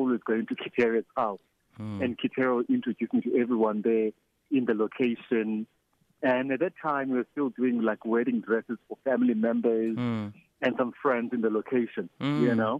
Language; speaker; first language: English; non-native, local second language; Xhosa